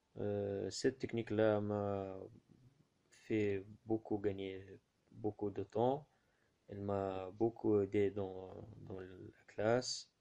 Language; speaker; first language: French; non-native, local second language; Arabic